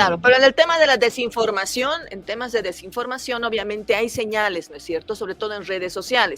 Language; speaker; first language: Spanish; native; Spanish